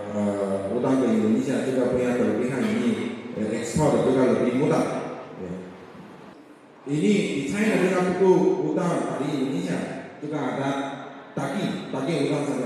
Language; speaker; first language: Indonesian; non-native, learner; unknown